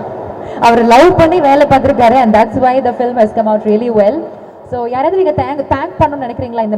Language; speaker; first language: Tamil; native; Tamil